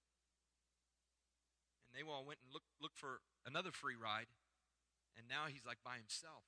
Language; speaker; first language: English; native; English